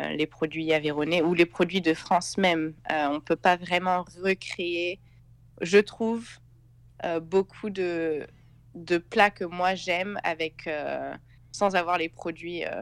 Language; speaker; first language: French; native; French